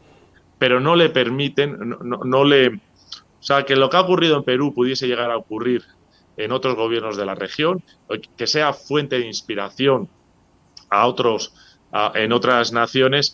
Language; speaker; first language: Spanish; native; Spanish